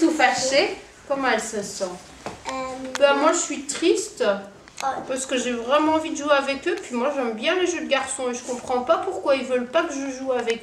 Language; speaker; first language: French; native; French